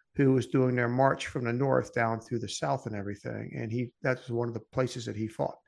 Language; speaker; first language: English; early bilingual, other home language; French